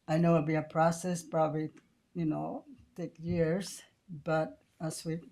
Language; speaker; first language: English; non-native, fluent; Spanish